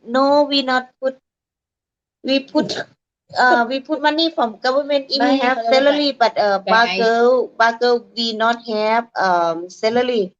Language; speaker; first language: English; non-native, learner; Thai